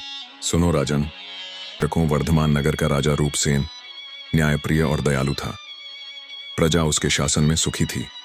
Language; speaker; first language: Hindi; native; Hindi